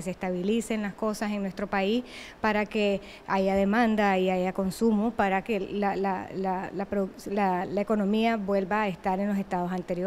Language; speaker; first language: Spanish; native; Spanish